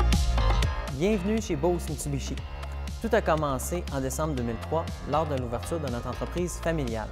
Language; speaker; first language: French; native; French